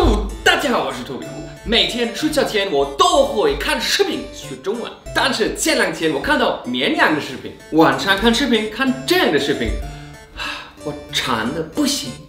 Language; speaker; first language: Chinese; non-native, fluent; German